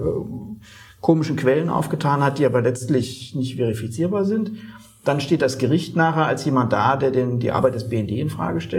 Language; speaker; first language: German; native; German